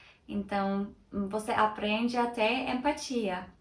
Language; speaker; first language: Portuguese; non-native, fluent; Turkish